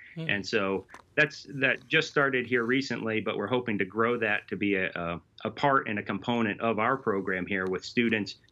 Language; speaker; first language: English; native; English